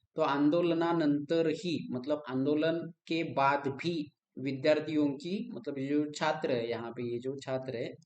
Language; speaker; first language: Hindi; non-native, local second language; Marathi